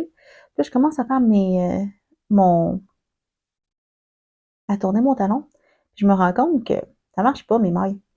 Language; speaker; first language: French; native; French